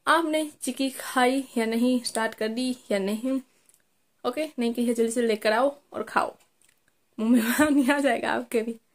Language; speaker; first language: Hindi; non-native, local second language; Gujarati